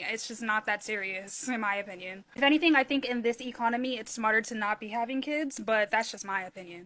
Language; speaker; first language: English; native; English